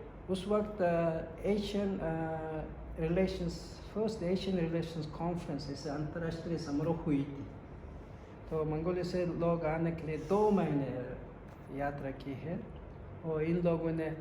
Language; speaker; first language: Hindi; non-native, fluent; Mongolian